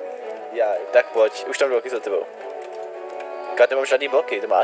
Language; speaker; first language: Czech; native; Czech